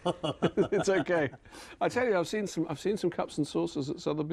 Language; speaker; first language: English; native; English